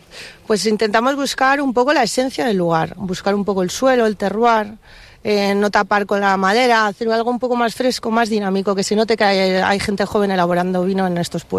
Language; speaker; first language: Spanish; native; Spanish